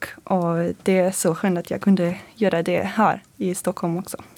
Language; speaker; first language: Swedish; non-native, fluent; French